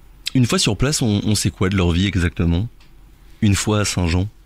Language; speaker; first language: French; native; French